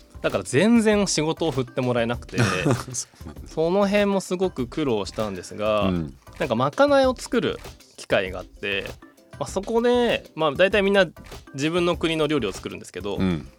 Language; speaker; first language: Japanese; native; Japanese